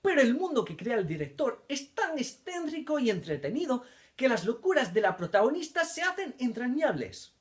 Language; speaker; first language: Spanish; non-native, fluent; English